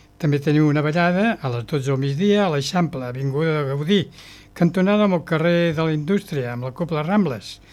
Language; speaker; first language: Catalan; native; Catalan